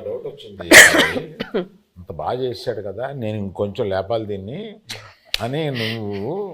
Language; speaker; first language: Telugu; native; Telugu